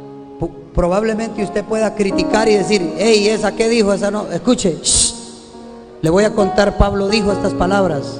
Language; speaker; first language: Spanish; native; Spanish